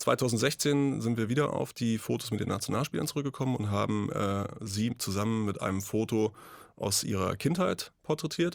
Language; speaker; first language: German; native; German